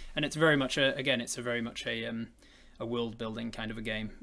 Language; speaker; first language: English; native; English